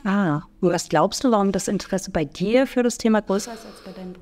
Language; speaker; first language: German; native; German